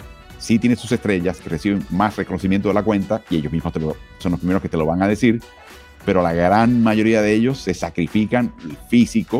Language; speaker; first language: Spanish; native; Spanish